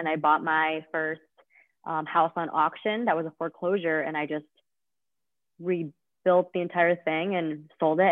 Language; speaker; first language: English; native; English